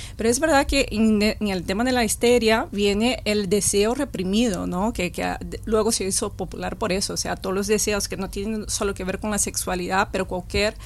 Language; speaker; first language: Spanish; non-native, fluent; Portuguese